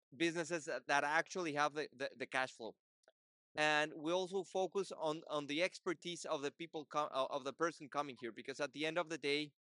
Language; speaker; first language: English; non-native, fluent; Portuguese